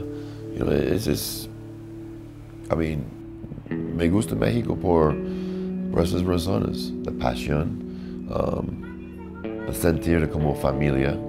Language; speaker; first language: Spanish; non-native, learner; English